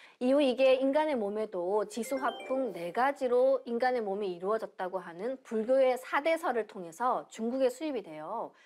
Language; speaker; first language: Korean; native; Korean